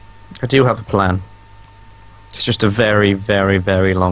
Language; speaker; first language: English; native; English